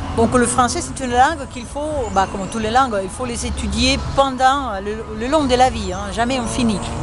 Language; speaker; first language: French; non-native, fluent; Spanish